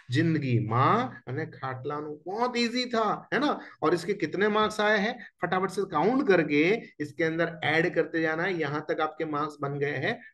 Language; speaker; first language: Hindi; non-native, local second language; Gujarati